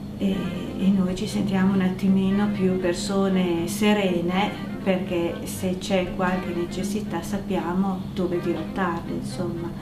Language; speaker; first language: Italian; native; Italian